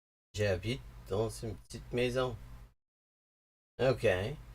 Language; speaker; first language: French; non-native, learner; English